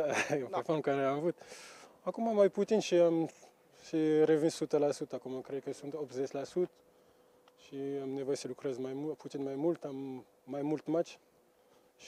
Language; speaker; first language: Romanian; non-native, learner; French